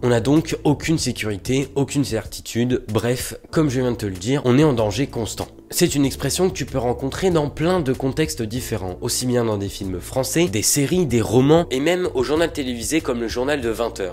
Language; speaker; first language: French; native; French